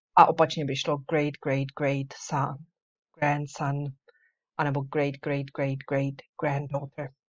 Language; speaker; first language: English; non-native, fluent; Czech